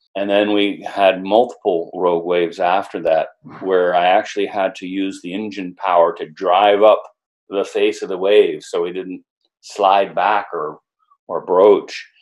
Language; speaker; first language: English; native; English